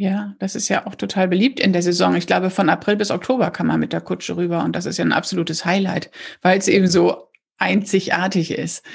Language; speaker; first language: German; native; German